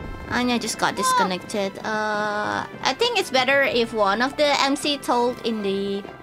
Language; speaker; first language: English; non-native, fluent; Indonesian